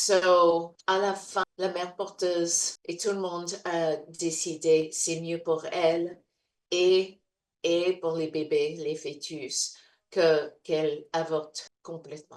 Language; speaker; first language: French; non-native, fluent; English